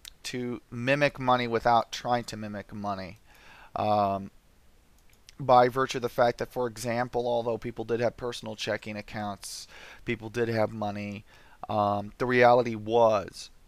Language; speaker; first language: English; native; English